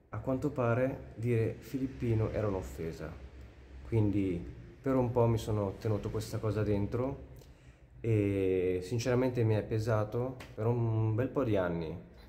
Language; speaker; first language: Italian; early bilingual, other home language; Filipino